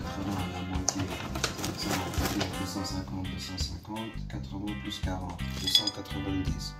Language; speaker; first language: French; non-native, local second language; Arabic